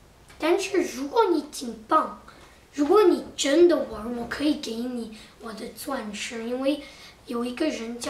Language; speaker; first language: Chinese; early bilingual, heritage; Chinese